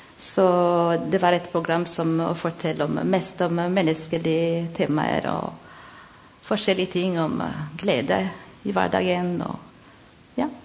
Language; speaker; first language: Norwegian; non-native, learner; Malagasy